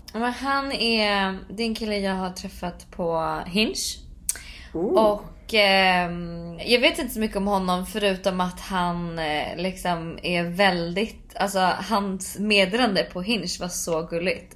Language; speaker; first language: Swedish; native; Swedish